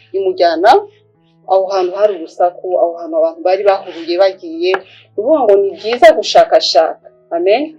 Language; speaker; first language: Kinyarwanda; native; Kinyarwanda